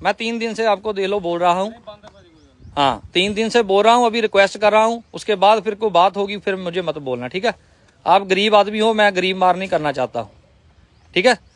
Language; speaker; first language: Hindi; non-native, local second language; Punjabi